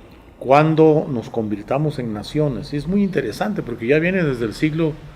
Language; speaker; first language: Spanish; native; Spanish